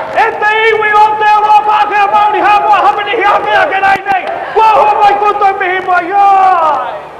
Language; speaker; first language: Māori; native; Māori